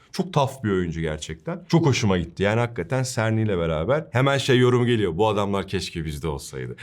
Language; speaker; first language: Turkish; native; Turkish